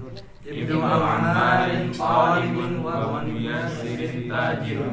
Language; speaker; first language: Arabic; non-native, learner; Indonesian